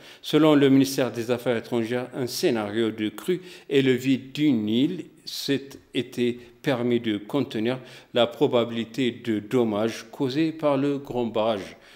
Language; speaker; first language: French; non-native, fluent; Amharic